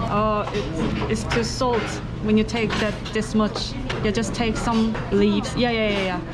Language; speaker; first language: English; non-native, learner; Korean